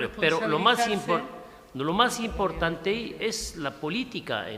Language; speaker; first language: Spanish; non-native, fluent; Arabic